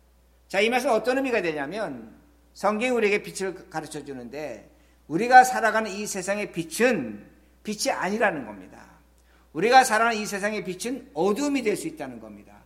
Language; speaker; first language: Korean; native; Korean